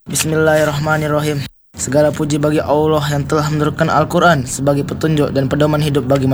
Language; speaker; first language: Indonesian; native; Indonesian